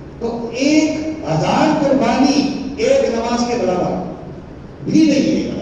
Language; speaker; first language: Urdu; non-native, local second language; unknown